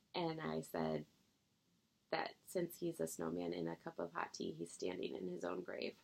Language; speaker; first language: English; native; English